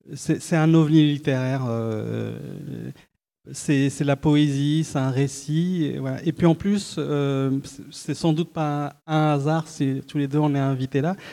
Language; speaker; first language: French; early bilingual, other home language; Arabic